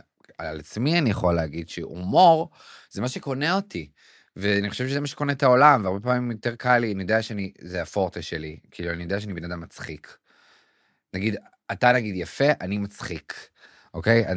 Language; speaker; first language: Hebrew; native; Hebrew